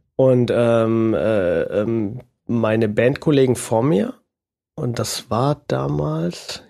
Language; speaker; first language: German; native; German